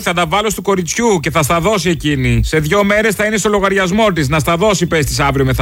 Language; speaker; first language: Greek; native; Greek